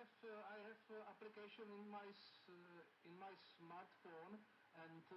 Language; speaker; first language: English; non-native, learner; Czech